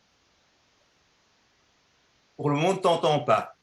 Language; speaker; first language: French; native; French